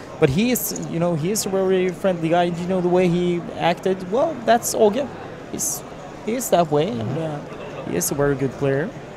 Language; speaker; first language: English; non-native, fluent; Norwegian